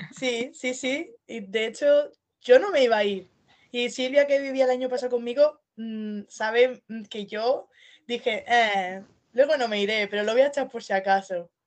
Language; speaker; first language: Spanish; native; Spanish